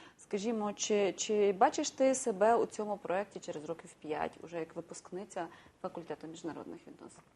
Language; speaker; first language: Ukrainian; native; Ukrainian